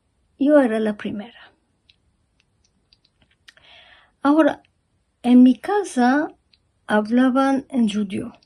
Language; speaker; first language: Spanish; early bilingual, heritage; Ladino